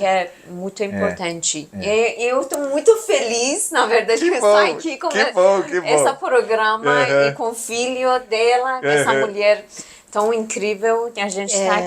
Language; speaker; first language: Portuguese; non-native, fluent; Persian